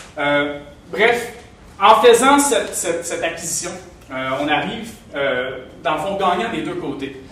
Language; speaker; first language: French; native; French